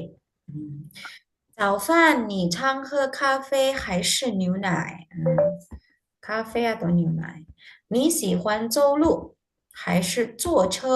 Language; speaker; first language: Chinese; non-native, fluent; Indonesian